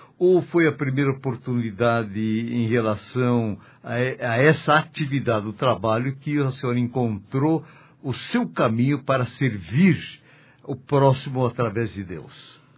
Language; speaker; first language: Portuguese; native; Portuguese